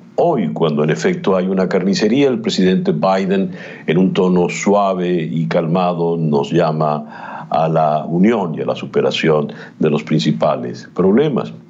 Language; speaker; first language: Spanish; native; Spanish